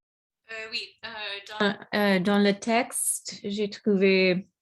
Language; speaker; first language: French; non-native, fluent; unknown